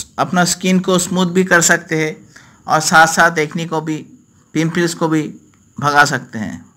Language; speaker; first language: Hindi; non-native, local second language; Bangla